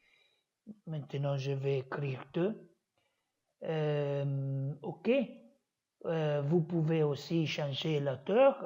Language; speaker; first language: French; non-native, learner; Italian